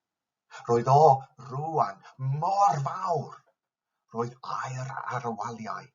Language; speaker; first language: Welsh; non-native, fluent; English